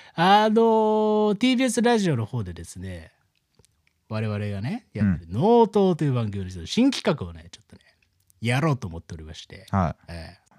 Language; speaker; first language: Japanese; native; Japanese